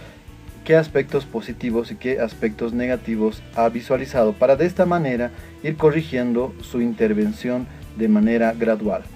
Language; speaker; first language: Spanish; native; Spanish